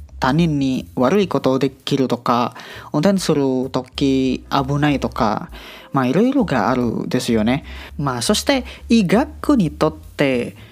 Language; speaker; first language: Japanese; non-native, learner; Indonesian